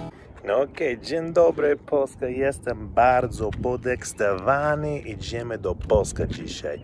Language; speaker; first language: Polish; non-native, learner; English